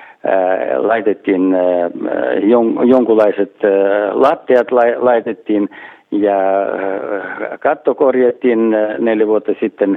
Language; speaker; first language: Finnish; non-native, fluent; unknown